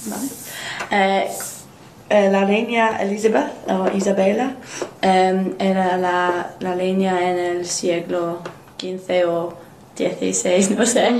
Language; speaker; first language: Spanish; non-native, learner; English